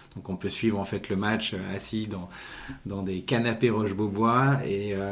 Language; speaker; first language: French; native; French